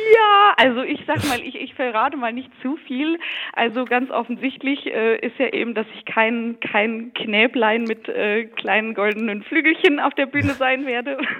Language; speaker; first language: German; native; German